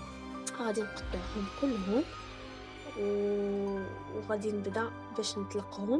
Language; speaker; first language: Arabic; native; Arabic